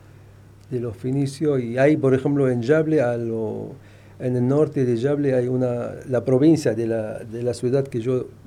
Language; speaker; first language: Spanish; non-native, fluent; Arabic